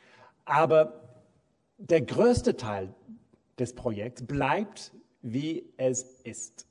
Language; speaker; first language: German; non-native, fluent; English